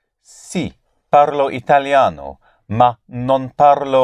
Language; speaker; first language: Italian; non-native, learner; English